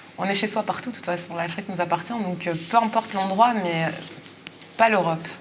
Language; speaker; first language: French; native; French